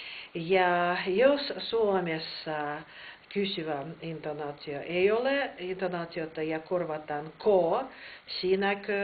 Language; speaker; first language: Finnish; non-native, fluent; Russian